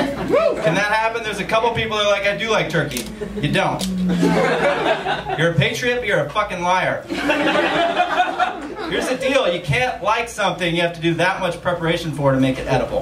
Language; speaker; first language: English; native; English